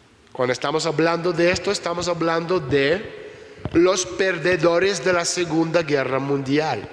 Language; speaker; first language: Spanish; non-native, fluent; Russian